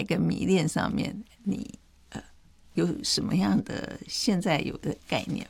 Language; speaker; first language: Chinese; native; Chinese